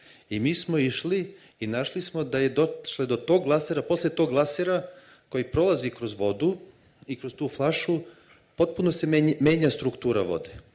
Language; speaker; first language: Serbian; native; Serbian